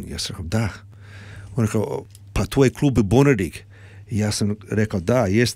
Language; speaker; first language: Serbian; early bilingual, heritage; Serbian